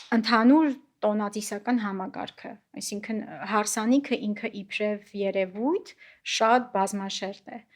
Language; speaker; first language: Armenian; native; Armenian